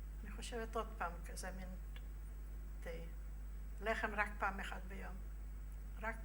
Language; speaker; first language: Hebrew; non-native, fluent; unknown